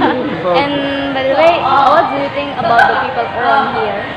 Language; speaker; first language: English; non-native, learner; Indonesian